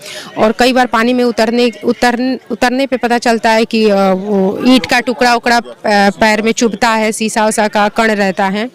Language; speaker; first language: Hindi; native; Hindi